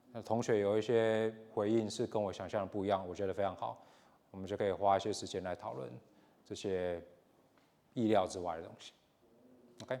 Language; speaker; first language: Chinese; native; Chinese